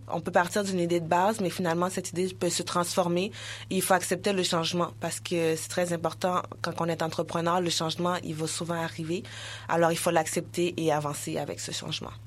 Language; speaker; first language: French; early bilingual, other home language; Haitian Creole